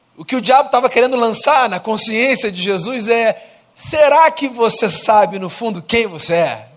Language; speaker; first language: Portuguese; native; Portuguese